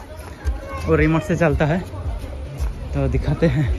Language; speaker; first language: Hindi; non-native, local second language; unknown